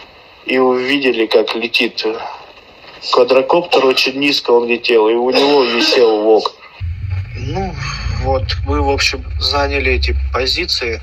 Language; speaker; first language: Russian; native; Russian